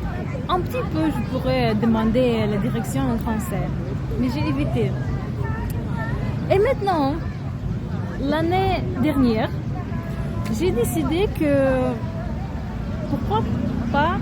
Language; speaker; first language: French; non-native, learner; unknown